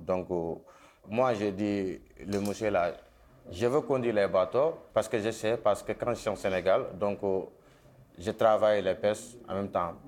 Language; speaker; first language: French; non-native, local second language; Wolof